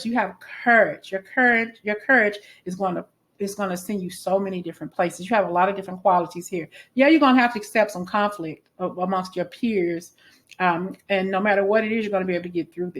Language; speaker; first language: English; native; English